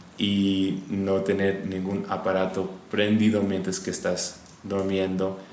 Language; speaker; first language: Spanish; non-native, fluent; English